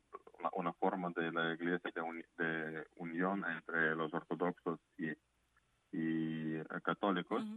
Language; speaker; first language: Spanish; non-native, fluent; Ukrainian